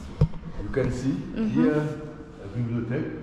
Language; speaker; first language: English; non-native, learner; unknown